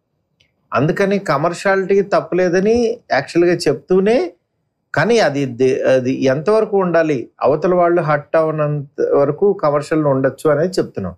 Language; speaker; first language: Telugu; native; Telugu